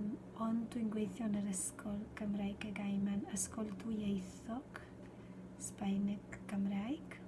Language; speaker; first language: Welsh; non-native, fluent; Spanish